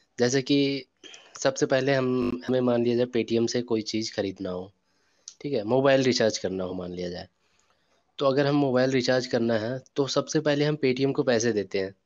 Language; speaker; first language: Hindi; native; Hindi